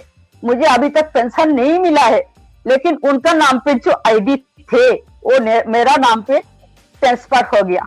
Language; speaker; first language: Hindi; non-native, local second language; Bangla